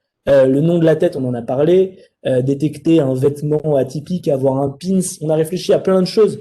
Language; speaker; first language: French; native; French